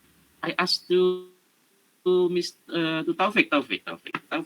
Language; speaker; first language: English; non-native, learner; Indonesian